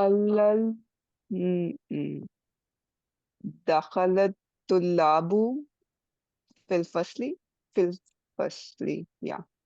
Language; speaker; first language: Arabic; non-native, learner; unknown